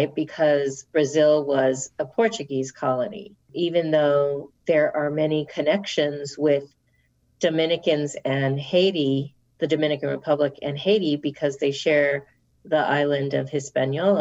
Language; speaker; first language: English; native; English